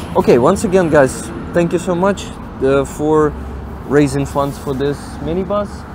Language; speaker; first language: English; non-native, fluent; Ukrainian